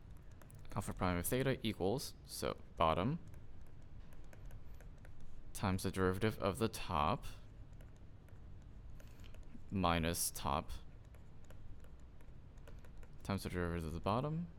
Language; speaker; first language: English; native; English